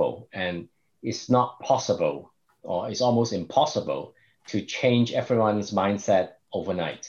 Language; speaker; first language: English; non-native, local second language; Cantonese